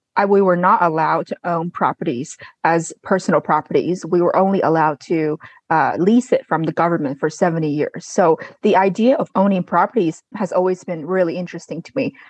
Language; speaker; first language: English; non-native, fluent; Chinese